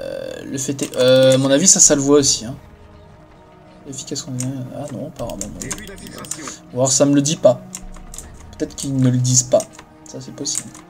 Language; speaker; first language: French; native; French